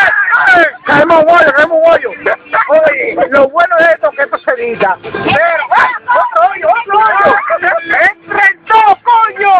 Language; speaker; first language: Spanish; native; Spanish